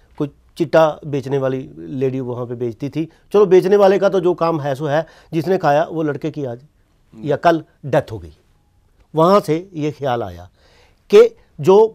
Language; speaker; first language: Hindi; non-native, local second language; Punjabi